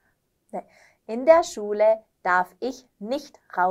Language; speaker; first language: German; non-native, learner; Korean